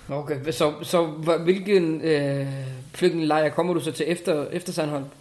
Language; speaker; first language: Danish; native; Danish